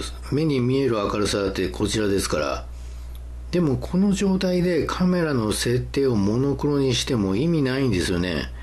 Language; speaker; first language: Japanese; native; Japanese